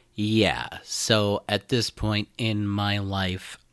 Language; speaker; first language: English; native; English